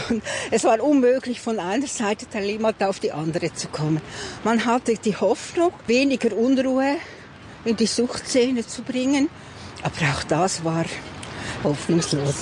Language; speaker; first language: German; native; German